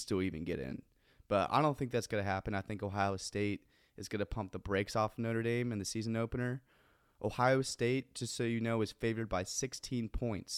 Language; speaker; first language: English; native; English